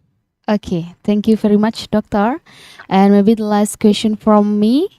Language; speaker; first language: English; non-native, learner; Indonesian